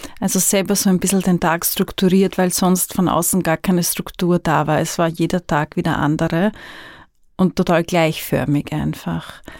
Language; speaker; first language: German; native; German